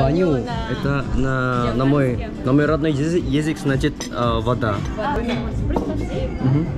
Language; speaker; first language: Russian; non-native, learner; Indonesian